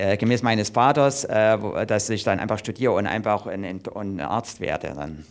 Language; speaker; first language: German; native; German